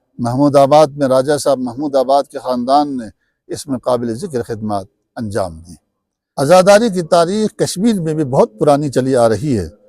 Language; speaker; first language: Urdu; non-native, local second language; Balti